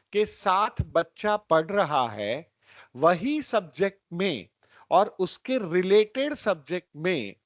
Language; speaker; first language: Hindi; non-native, local second language; Gujarati